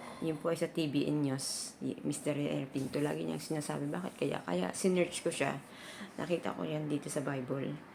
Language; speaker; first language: Filipino; native; Filipino